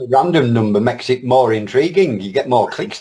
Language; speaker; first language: English; native; English